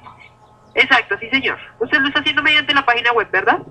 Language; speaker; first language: Spanish; native; Spanish